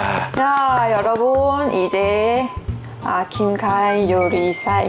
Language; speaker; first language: Korean; non-native, learner; Thai